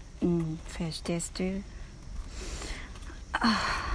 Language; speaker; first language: German; non-native, learner; Japanese